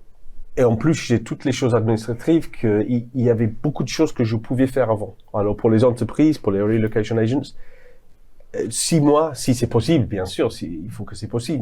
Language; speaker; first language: French; non-native, fluent; English